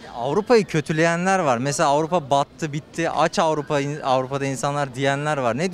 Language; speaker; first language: Turkish; native; Turkish